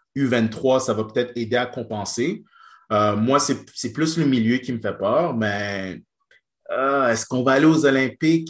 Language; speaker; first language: French; native; French